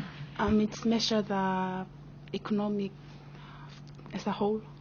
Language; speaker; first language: English; non-native, learner; Tongan